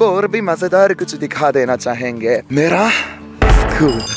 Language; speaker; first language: Hindi; non-native, fluent; Japanese